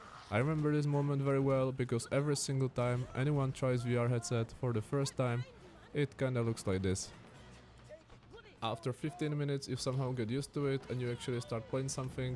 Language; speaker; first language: English; non-native, fluent; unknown